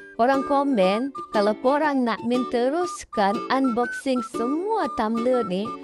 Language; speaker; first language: Malay; native; Malay